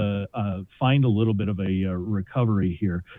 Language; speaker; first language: English; native; English